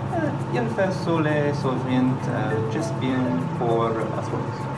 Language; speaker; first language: French; non-native, learner; English